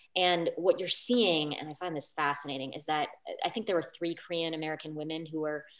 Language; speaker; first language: English; native; English